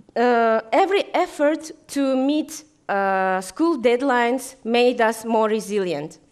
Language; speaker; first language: English; non-native, fluent; Kazakh